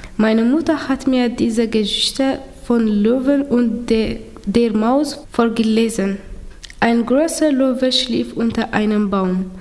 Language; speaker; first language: German; non-native, learner; Tigrinya